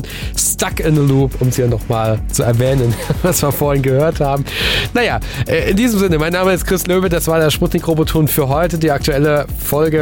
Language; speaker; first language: German; native; German